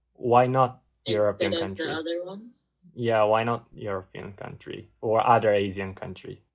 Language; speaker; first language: English; non-native, learner; Japanese